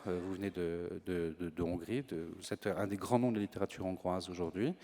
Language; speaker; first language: French; native; French